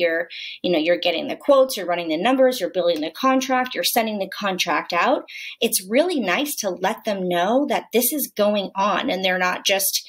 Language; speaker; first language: English; native; English